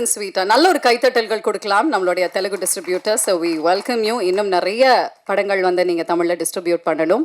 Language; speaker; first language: Tamil; native; Tamil